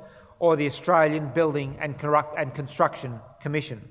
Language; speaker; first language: English; native; English